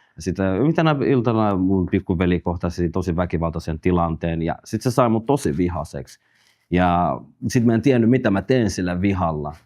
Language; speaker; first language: Finnish; early bilingual, other home language; Somali